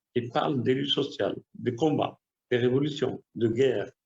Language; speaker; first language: French; non-native, local second language; Arabic